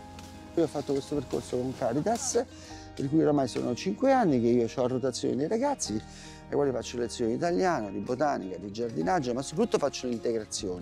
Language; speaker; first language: Italian; native; Italian